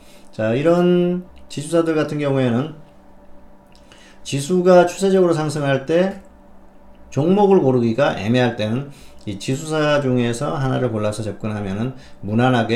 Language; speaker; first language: Korean; native; Korean